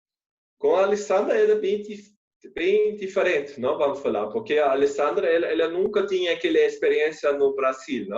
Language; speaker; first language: Portuguese; non-native, fluent; German